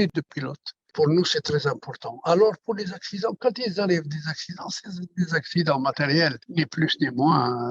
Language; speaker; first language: French; non-native, local second language; Arabic